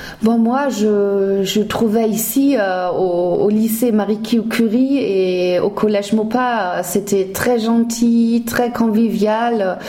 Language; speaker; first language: French; non-native, fluent; German